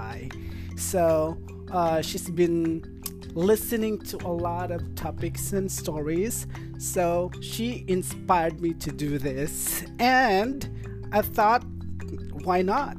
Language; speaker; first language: English; non-native, local second language; Filipino